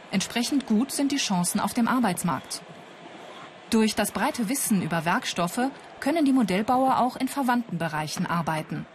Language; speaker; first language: German; native; German